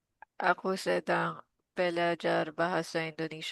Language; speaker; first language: Indonesian; non-native, learner; Filipino